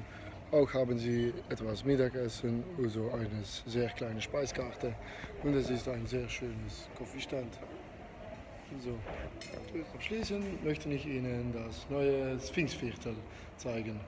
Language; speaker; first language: German; non-native, learner; Dutch